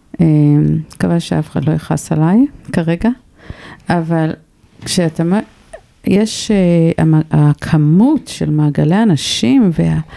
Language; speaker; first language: Hebrew; native; Hebrew